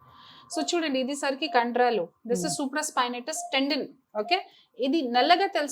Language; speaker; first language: Telugu; non-native, fluent; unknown